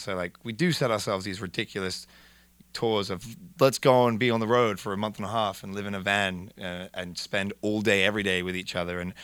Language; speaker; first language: English; native; English